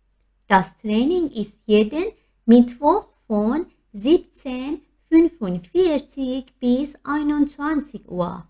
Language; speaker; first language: German; non-native, fluent; Persian